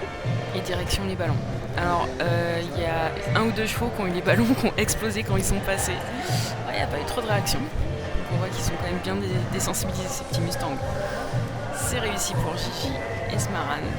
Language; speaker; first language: French; native; French